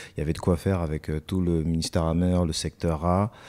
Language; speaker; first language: French; native; French